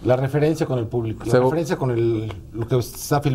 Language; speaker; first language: Spanish; native; Spanish